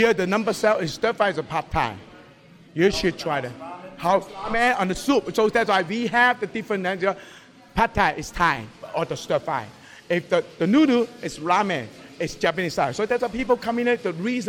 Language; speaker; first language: English; non-native, local second language; Cantonese